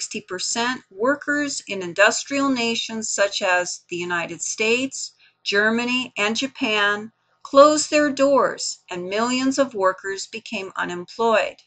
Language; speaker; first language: English; native; English